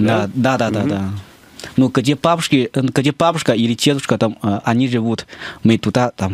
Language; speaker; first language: Russian; non-native, fluent; Chinese